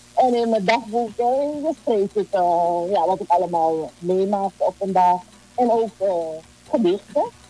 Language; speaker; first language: Dutch; native; Dutch